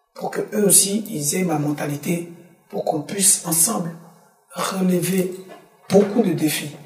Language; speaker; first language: French; early bilingual, other home language; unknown